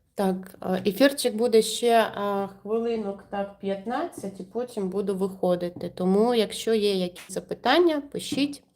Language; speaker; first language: Ukrainian; non-native, local second language; Russian